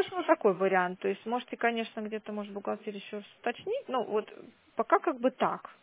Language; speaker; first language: Russian; native; Russian